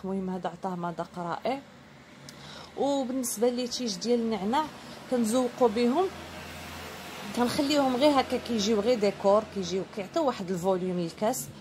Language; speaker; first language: Arabic; native; Arabic